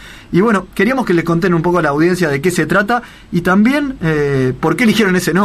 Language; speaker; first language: Spanish; native; Spanish